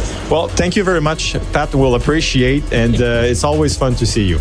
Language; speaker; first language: English; non-native, fluent; French